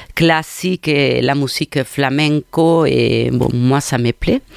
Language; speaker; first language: French; non-native, fluent; Spanish